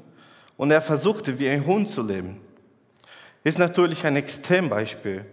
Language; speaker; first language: German; non-native, fluent; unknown